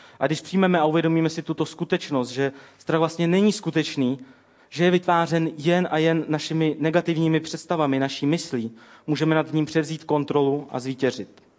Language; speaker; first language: Czech; native; Czech